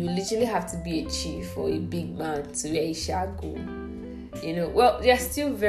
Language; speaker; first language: English; non-native, local second language; Igbo